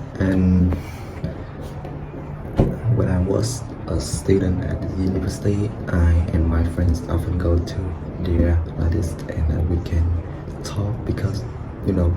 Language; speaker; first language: English; non-native, learner; Vietnamese